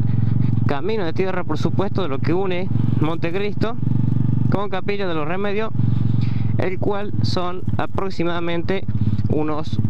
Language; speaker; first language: Spanish; native; Spanish